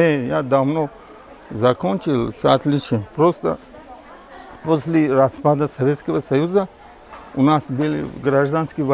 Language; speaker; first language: Russian; non-native, local second language; Tajik